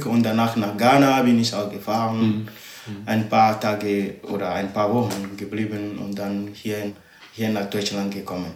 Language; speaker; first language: German; non-native, learner; Ewe